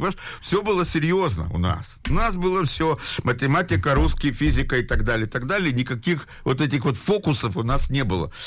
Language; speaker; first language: Russian; native; Russian